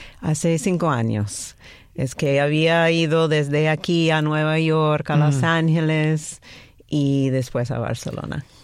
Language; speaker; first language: Spanish; non-native, fluent; English